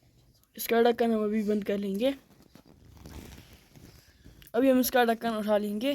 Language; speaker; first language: Hindi; non-native, local second language; Kashmiri